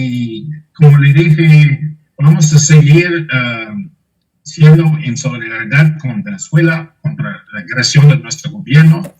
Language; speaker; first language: Spanish; non-native, fluent; English